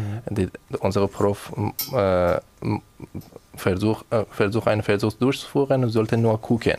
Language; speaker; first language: German; non-native, learner; Persian